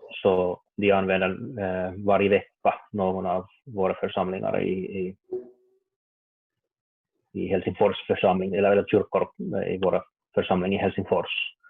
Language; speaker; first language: Swedish; non-native, learner; Finnish